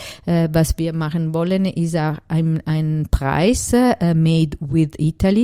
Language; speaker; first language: German; non-native, fluent; Italian